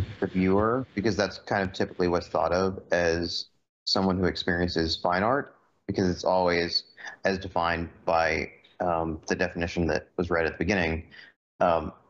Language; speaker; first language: English; native; English